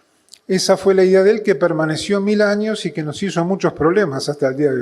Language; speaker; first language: Spanish; native; Spanish